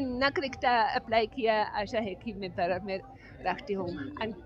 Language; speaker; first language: Hindi; non-native, learner; German